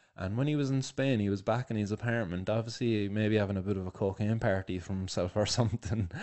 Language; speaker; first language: English; native; English